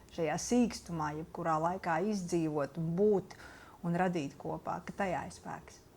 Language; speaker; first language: Latvian; non-native, local second language; Russian